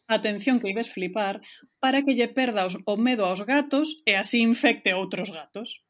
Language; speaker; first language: Galician; native; Galician